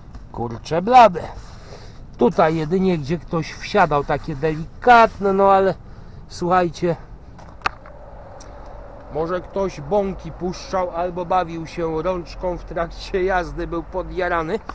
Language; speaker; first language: Polish; native; Polish